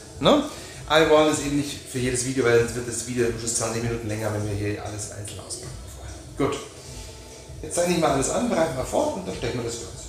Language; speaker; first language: German; native; German